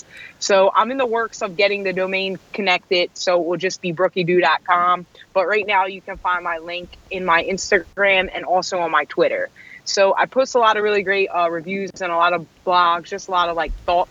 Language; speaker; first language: English; native; English